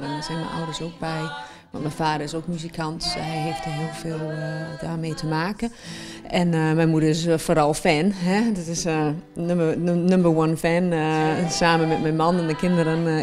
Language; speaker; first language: Dutch; non-native, fluent; English